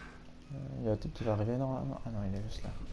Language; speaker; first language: French; native; French